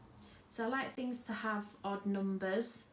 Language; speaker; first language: English; native; English